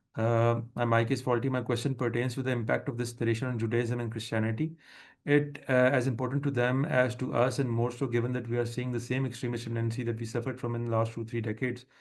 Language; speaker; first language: English; non-native, local second language; Urdu